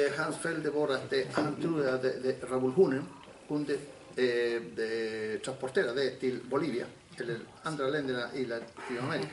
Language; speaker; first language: Swedish; non-native, learner; Spanish